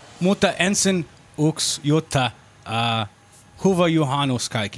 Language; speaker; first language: Finnish; non-native, learner; English